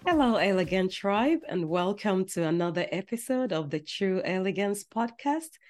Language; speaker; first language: English; non-native, local second language; Yoruba